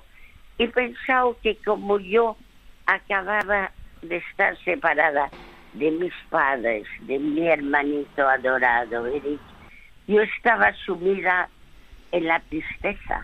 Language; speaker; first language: Spanish; early bilingual, other home language; French